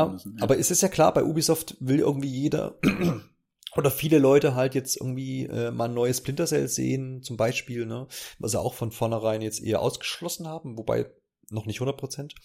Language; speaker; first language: German; native; German